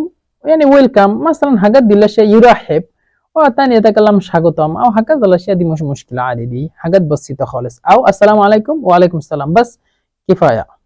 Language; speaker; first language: Arabic; non-native, fluent; Bangla